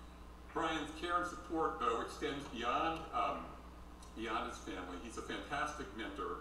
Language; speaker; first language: English; native; English